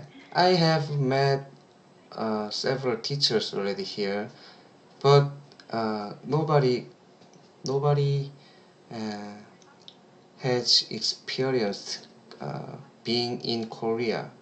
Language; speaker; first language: English; non-native, learner; Korean